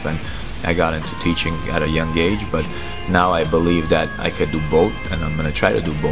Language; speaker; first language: English; early bilingual, other home language; Armenian